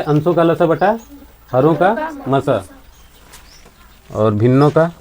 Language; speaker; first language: Hindi; native; Hindi